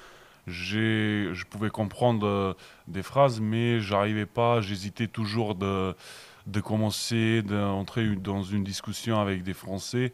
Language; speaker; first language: French; non-native, learner; Bosnian